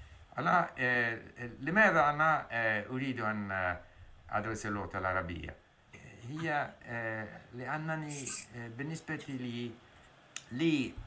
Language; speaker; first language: Arabic; non-native, learner; English